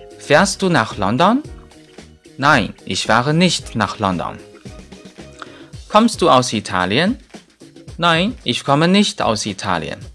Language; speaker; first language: German; non-native, fluent; Chinese